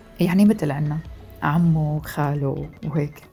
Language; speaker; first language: Arabic; native; Arabic